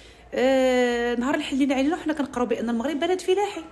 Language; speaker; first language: Arabic; native; Arabic